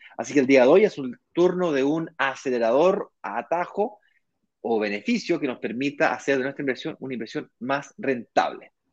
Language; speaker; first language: Spanish; native; Spanish